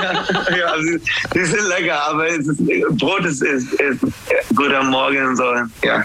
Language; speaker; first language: German; non-native, learner; English